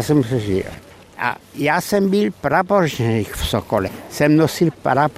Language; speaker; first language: Czech; early bilingual, heritage; Czech